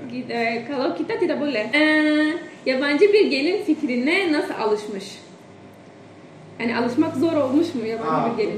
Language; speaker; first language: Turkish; non-native, fluent; Indonesian